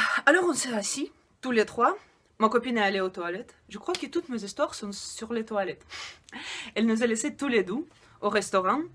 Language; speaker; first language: French; non-native, fluent; Russian